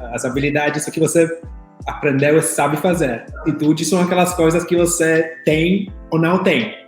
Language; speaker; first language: Portuguese; non-native, fluent; Italian